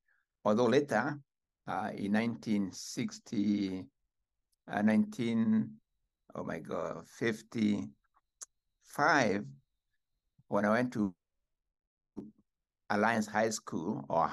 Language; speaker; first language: English; non-native, local second language; Kikuyu